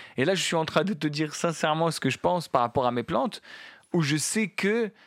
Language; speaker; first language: French; non-native, local second language; Arabic